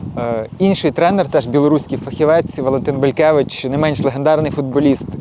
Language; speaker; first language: Ukrainian; native; Ukrainian